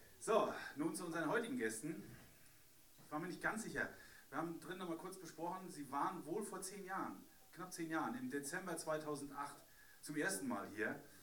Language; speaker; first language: German; native; German